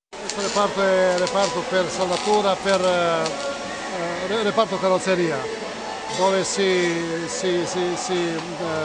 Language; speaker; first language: Italian; non-native, learner; Serbian